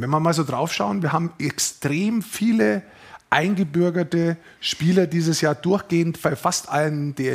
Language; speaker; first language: German; native; German